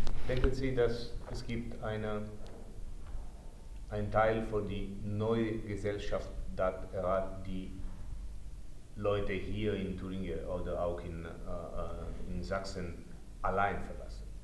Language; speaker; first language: German; non-native, learner; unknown